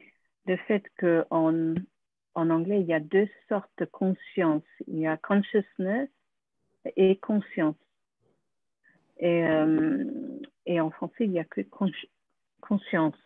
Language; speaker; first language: French; non-native, fluent; English